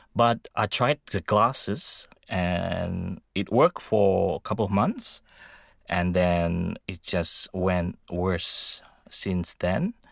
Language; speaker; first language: English; non-native, fluent; Indonesian